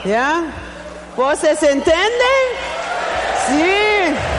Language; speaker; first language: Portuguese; non-native, learner; English